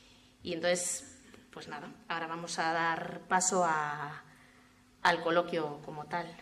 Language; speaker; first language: Spanish; native; Spanish